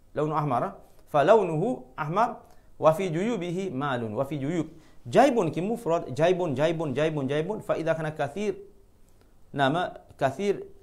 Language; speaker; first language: Arabic; non-native, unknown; Malay